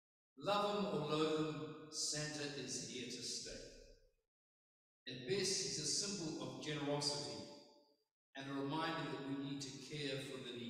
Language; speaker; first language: English; native; English